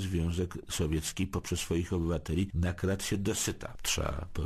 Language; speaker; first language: Polish; native; Polish